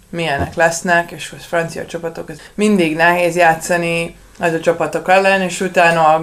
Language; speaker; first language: Hungarian; non-native, learner; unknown